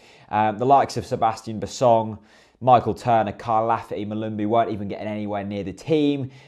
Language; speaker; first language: English; native; English